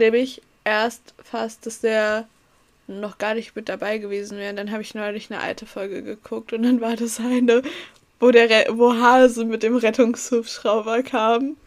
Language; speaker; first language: German; native; German